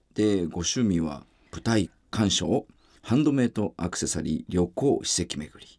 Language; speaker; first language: Japanese; native; Japanese